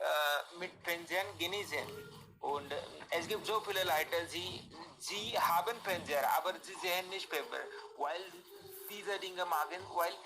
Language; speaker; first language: German; non-native, learner; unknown